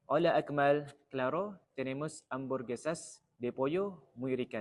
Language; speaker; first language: Spanish; non-native, learner; Malay